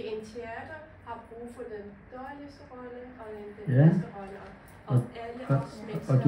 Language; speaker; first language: Danish; non-native, learner; Persian